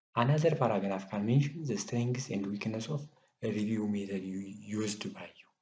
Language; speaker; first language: English; non-native, local second language; Amharic